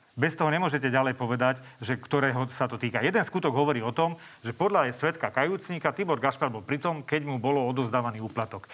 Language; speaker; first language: Slovak; native; Slovak